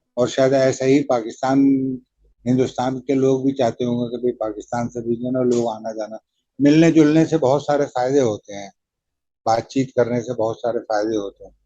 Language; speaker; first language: Urdu; native; Urdu